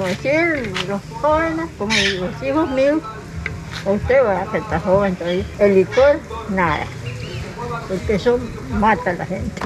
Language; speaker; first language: Spanish; native; Spanish